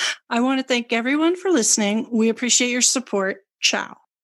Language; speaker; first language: English; native; English